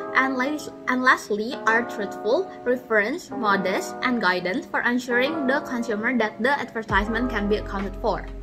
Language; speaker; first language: English; non-native, fluent; Indonesian